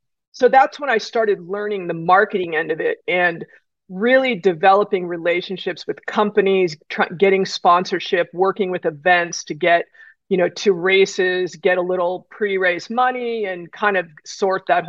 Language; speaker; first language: English; native; English